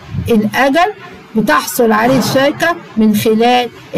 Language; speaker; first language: Arabic; native; Arabic